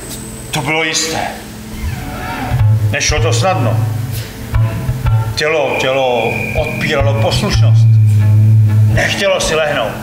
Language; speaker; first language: Czech; native; Czech